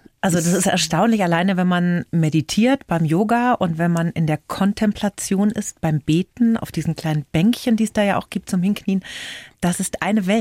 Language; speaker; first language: German; native; German